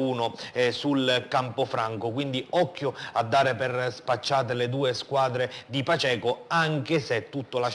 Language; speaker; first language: Italian; native; Italian